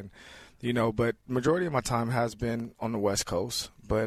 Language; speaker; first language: English; native; English